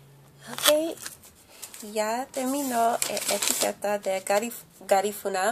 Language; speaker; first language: Spanish; early bilingual, heritage; English